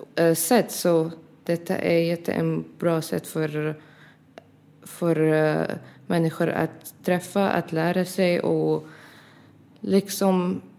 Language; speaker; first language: Swedish; non-native, learner; Arabic